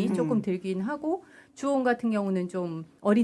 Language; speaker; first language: Korean; native; Korean